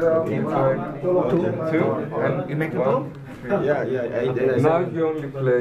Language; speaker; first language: English; non-native, fluent; Greek